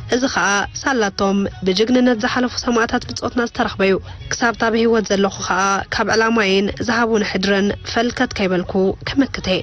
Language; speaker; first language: Tigrinya; native; Tigrinya